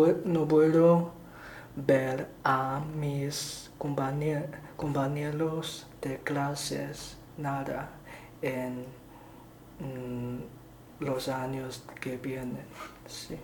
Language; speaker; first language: Spanish; non-native, learner; Chinese